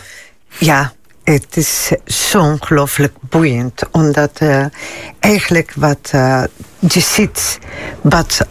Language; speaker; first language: Dutch; non-native, fluent; Spanish